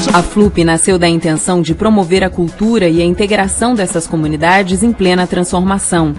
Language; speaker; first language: Portuguese; native; Portuguese